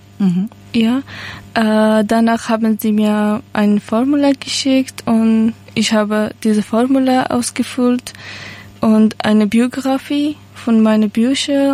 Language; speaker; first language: German; non-native, learner; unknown